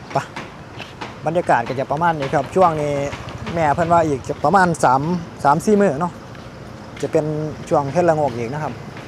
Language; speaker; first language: Thai; native; Thai